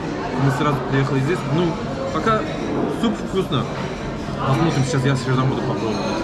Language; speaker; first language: Russian; non-native, learner; Turkish